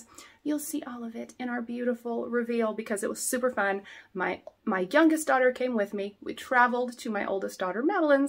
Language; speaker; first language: English; native; English